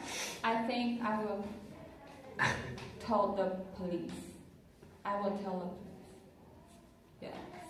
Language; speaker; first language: English; non-native, learner; Chinese